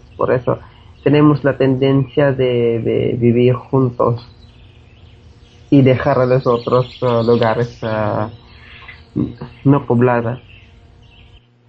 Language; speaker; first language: Spanish; non-native, fluent; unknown